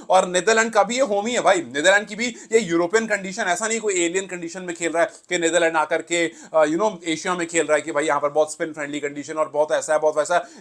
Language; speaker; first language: Hindi; native; Hindi